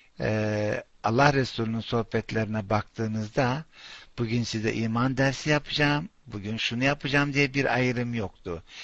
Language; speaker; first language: Turkish; non-native, fluent; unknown